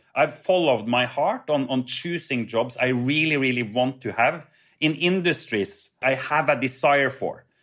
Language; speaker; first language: English; non-native, fluent; Norwegian